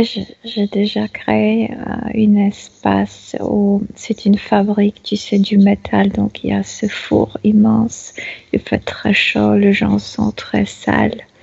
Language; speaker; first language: French; non-native, fluent; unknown